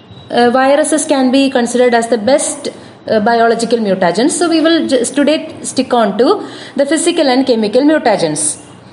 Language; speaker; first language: English; non-native, local second language; Malayalam